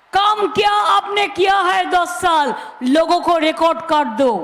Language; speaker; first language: Hindi; non-native, local second language; Bangla